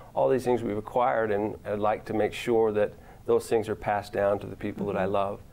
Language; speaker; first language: English; native; English